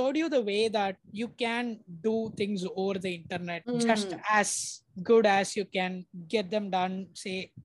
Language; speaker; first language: English; non-native, local second language; Tamil